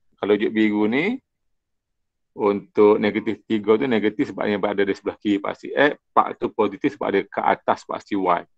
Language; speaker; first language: Malay; native; Malay